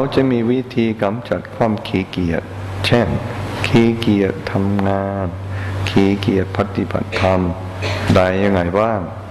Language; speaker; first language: Thai; non-native, fluent; English